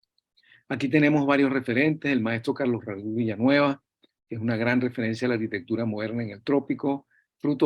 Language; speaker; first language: Spanish; native; Spanish